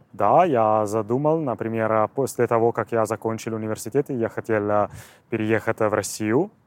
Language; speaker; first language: Russian; non-native, fluent; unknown